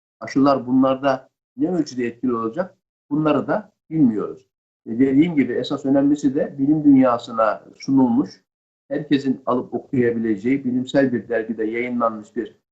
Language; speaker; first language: Turkish; native; Turkish